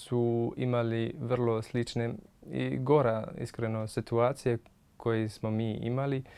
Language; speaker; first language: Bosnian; non-native, fluent; Arabic